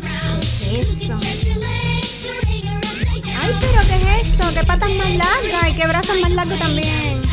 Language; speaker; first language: Spanish; native; Spanish